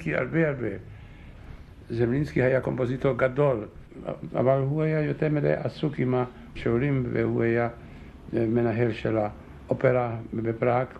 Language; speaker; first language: Hebrew; non-native, fluent; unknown